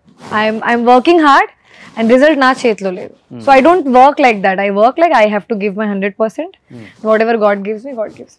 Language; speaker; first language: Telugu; non-native, local second language; Hindi